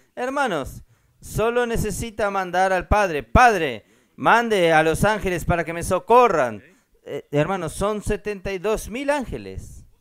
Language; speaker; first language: Spanish; non-native, fluent; Portuguese